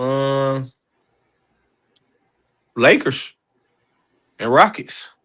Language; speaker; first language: English; native; English